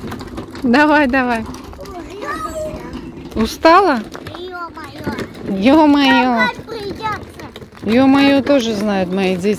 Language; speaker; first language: Russian; native; Russian